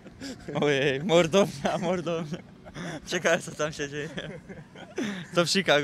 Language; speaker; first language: Polish; native; Polish